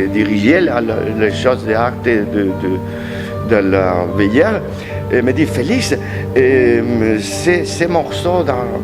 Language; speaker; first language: French; non-native, learner; Spanish